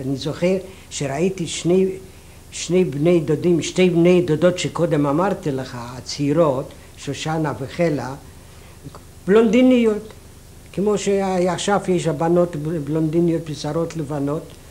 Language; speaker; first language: Hebrew; non-native, fluent; Yiddish